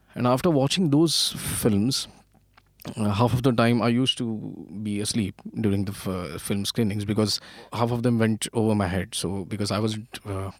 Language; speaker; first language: English; non-native, local second language; Marathi